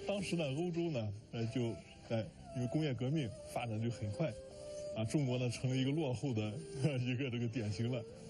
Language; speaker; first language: Chinese; native; Chinese